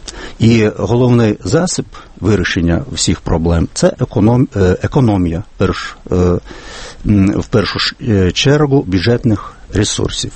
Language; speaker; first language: Ukrainian; non-native, fluent; Lithuanian